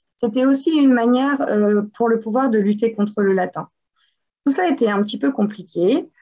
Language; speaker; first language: French; native; French